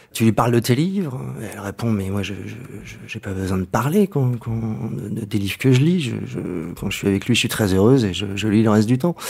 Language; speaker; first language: French; native; French